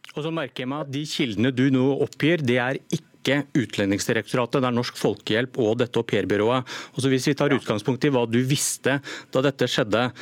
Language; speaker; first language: Norwegian; native; Norwegian